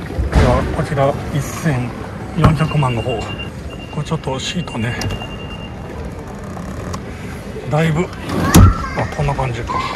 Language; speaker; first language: Japanese; native; Japanese